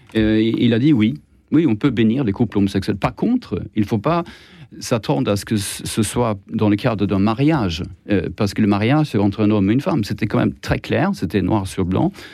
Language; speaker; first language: French; non-native, fluent; Swedish